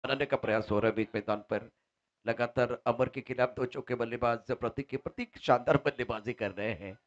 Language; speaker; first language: Hindi; non-native, local second language; Marathi